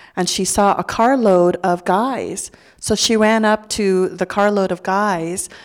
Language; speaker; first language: English; early bilingual, other home language; Lao